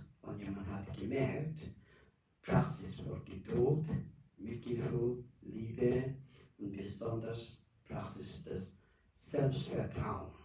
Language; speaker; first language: German; non-native, learner; Tibetan